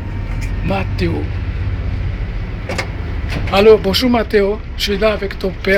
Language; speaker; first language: French; non-native, fluent; Portuguese